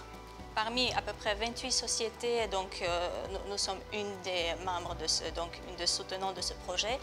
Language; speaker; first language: French; non-native, fluent; Georgian